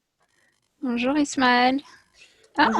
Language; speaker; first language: French; native; French